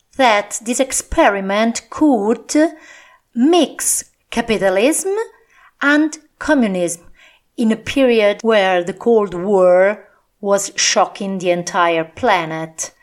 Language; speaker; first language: English; non-native, fluent; Italian